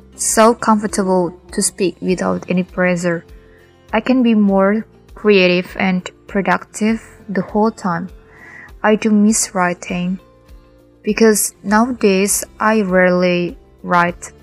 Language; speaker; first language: English; non-native, fluent; Indonesian